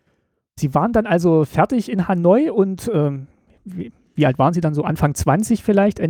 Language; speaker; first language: German; native; German